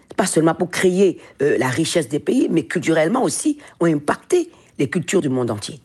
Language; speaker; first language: French; non-native, local second language; Fon